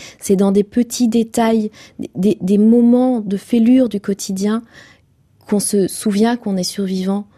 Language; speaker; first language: French; non-native, local second language; Kinyarwanda